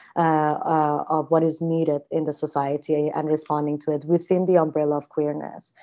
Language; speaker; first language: English; non-native, fluent; Persian